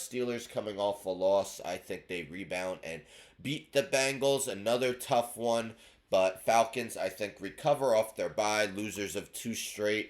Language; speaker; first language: English; native; English